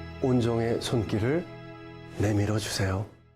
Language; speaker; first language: Korean; native; Korean